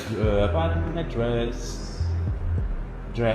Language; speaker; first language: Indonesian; non-native, learner; French